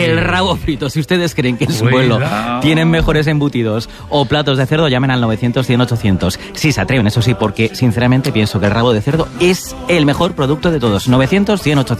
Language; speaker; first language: Spanish; native; Spanish